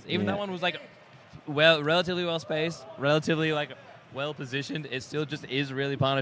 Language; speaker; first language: English; native; English